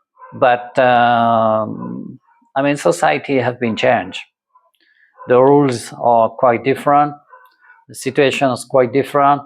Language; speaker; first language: English; non-native, learner; French